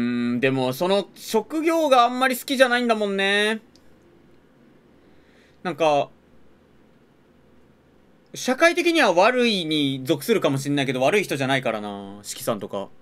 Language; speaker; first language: Japanese; native; Japanese